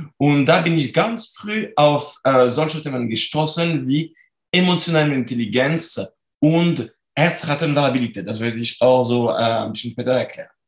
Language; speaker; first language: German; non-native, fluent; French